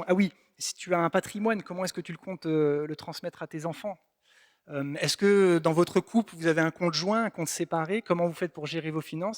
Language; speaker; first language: French; native; French